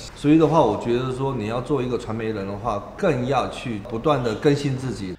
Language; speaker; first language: Chinese; native; Chinese